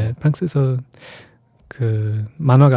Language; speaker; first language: Korean; non-native, fluent; English